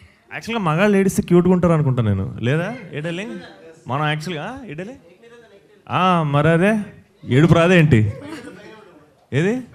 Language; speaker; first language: Telugu; native; Telugu